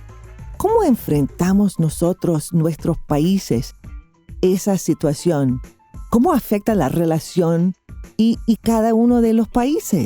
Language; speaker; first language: Spanish; non-native, fluent; English